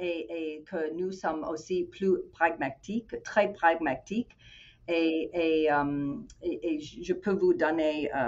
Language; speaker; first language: French; non-native, fluent; English